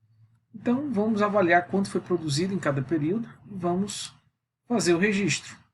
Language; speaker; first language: Portuguese; native; Portuguese